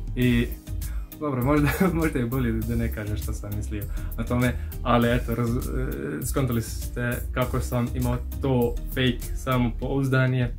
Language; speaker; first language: Bosnian; non-native, fluent; Arabic